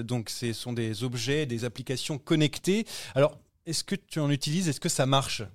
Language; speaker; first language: French; native; French